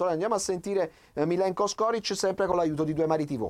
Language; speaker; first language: Italian; native; Italian